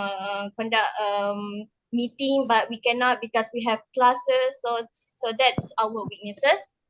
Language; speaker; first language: English; non-native, local second language; Malay